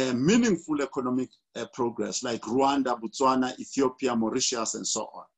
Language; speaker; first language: English; non-native, local second language; Xhosa